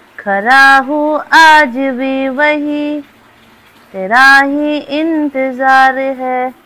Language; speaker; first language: Hindi; non-native, local second language; Adi